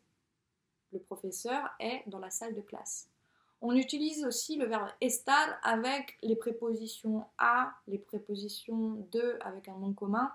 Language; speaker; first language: French; native; French